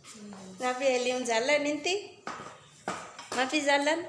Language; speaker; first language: Arabic; non-native, learner; Bangla